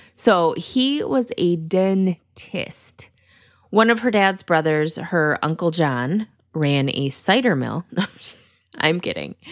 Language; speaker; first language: English; native; English